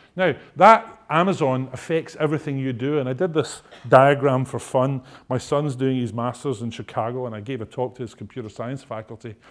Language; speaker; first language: English; native; English